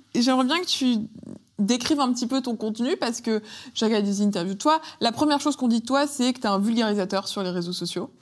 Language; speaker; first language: French; native; French